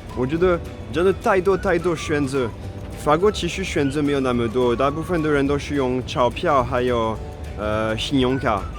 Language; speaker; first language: Chinese; non-native, fluent; French